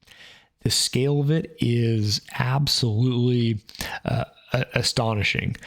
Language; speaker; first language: English; native; English